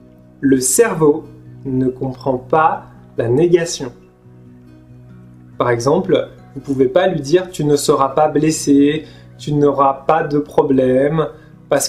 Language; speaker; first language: French; native; French